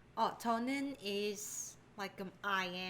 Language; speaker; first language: English; non-native, learner; Korean